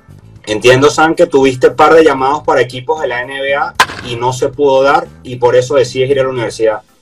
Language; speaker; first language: Spanish; native; Spanish